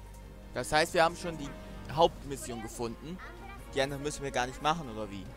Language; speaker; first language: German; native; German